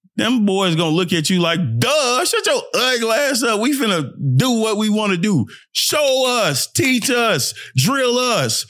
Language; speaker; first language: English; early bilingual, other home language; Yoruba